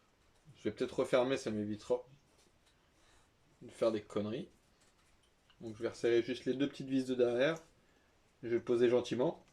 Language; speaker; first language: French; native; French